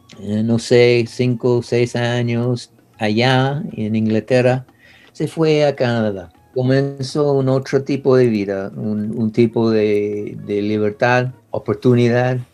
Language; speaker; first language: Spanish; non-native, learner; English